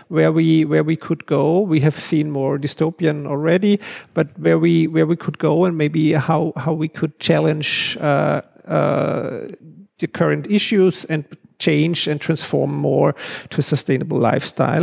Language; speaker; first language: English; non-native, fluent; German